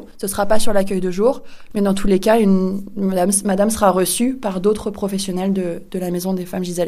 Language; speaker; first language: French; native; French